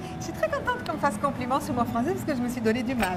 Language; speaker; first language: French; non-native, fluent; Portuguese